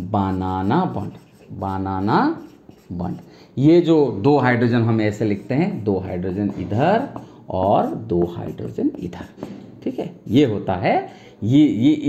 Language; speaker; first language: Hindi; non-native, local second language; Bangla